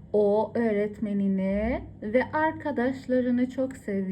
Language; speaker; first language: Turkish; non-native, fluent; Persian